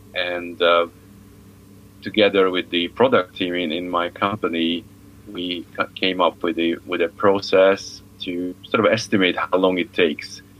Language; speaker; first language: English; non-native, fluent; Hungarian